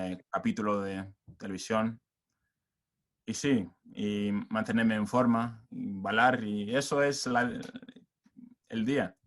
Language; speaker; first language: Spanish; non-native, learner; English